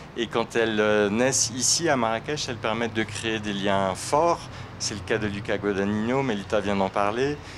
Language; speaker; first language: French; native; French